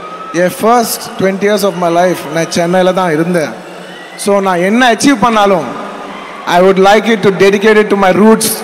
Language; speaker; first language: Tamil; non-native, local second language; Telugu